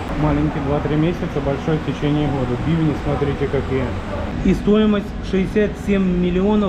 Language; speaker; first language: Russian; native; Russian